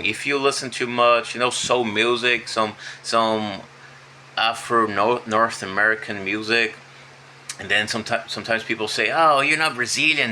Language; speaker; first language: English; non-native, fluent; Portuguese